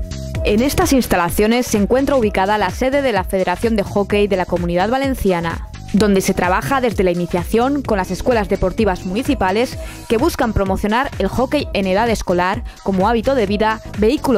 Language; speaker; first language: Spanish; native; Spanish